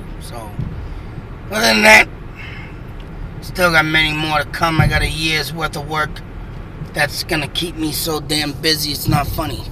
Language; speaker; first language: English; native; English